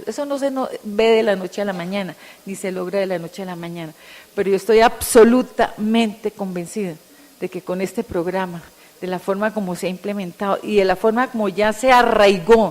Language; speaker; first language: Spanish; native; Spanish